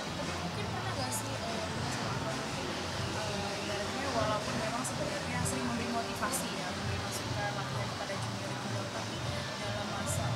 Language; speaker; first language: Indonesian; native; Indonesian